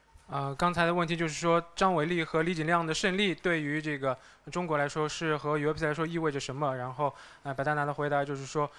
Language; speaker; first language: Chinese; native; Chinese